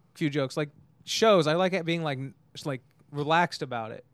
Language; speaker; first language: English; native; English